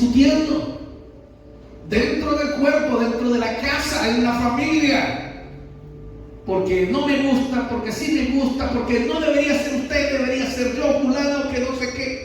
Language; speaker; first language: Spanish; native; Spanish